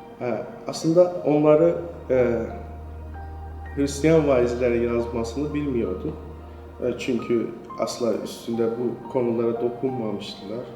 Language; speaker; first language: Turkish; non-native, fluent; Persian